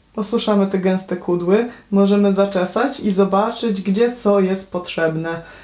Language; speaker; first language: Polish; native; Polish